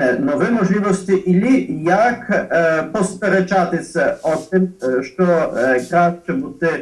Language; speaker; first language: Ukrainian; non-native, fluent; Polish